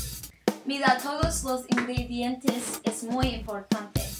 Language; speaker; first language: Spanish; non-native, learner; English